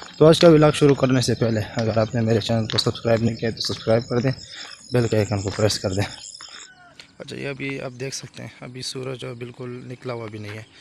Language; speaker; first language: Urdu; non-native, local second language; Pashto